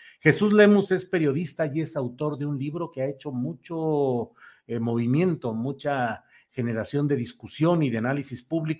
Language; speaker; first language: Spanish; native; Spanish